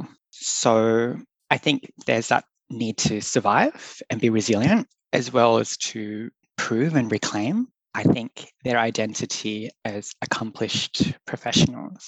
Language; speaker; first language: English; native; English